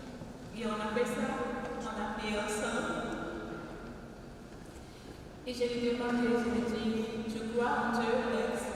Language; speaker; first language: French; non-native, fluent; Portuguese